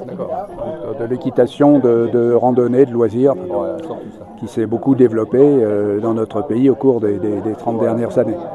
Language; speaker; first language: French; native; French